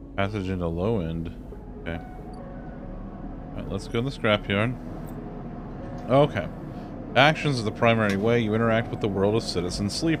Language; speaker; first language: English; native; English